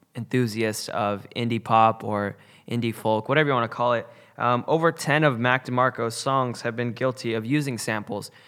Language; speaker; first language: English; native; English